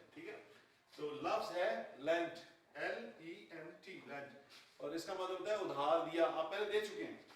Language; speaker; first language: Urdu; non-native, local second language; Punjabi